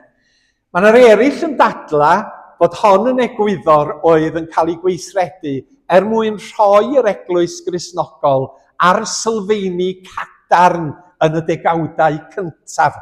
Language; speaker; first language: Welsh; native; Welsh